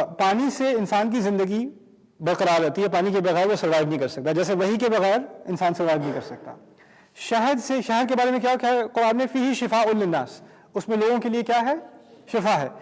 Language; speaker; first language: Urdu; early bilingual, heritage; Urdu